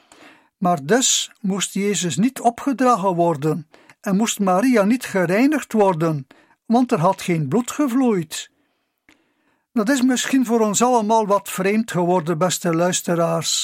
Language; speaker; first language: Dutch; native; Dutch